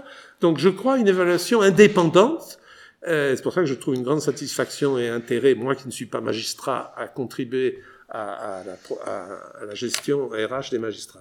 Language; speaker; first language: French; native; French